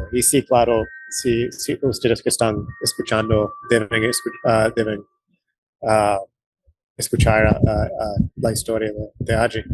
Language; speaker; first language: Spanish; non-native, fluent; English